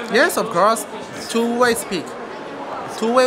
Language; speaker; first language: English; non-native, learner; Chinese